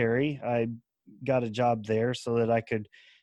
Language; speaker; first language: English; native; English